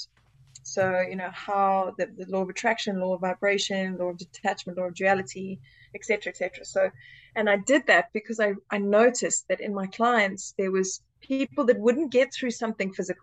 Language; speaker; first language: English; native; English